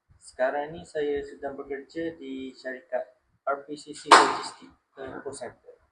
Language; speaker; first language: Malay; native; Malay